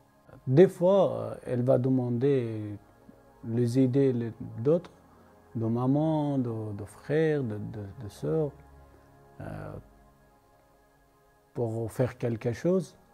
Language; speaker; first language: French; non-native, learner; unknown